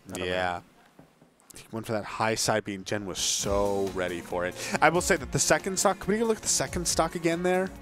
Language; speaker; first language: English; native; English